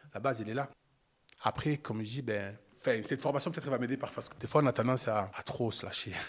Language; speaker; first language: French; native; French